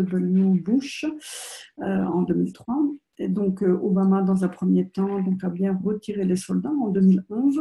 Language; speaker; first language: French; native; French